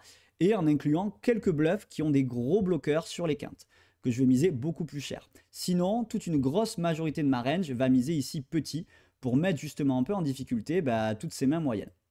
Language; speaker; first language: French; native; French